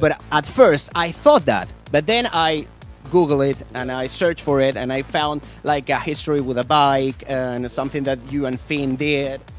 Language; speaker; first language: English; non-native, fluent; Spanish